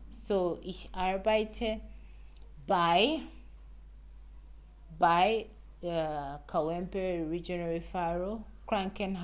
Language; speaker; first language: German; non-native, learner; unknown